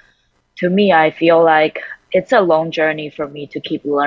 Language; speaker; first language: English; non-native, fluent; Chinese